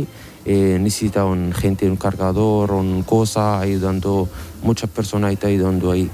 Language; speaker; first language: Spanish; non-native, learner; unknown